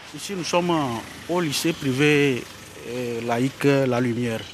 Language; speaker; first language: French; non-native, local second language; Ewe